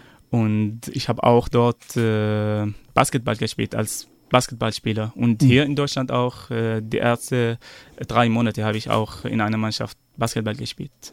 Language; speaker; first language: German; non-native, learner; Arabic